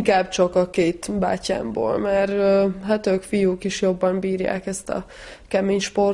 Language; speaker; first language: Hungarian; early bilingual, heritage; Hungarian